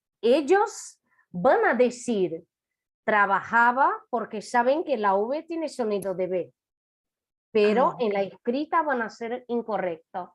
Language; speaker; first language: Spanish; non-native, fluent; Portuguese